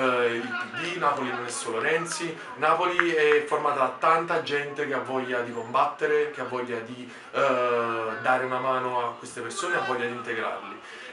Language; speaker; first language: Italian; native; Italian